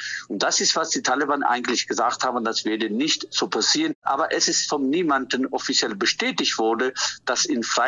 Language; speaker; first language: German; non-native, fluent; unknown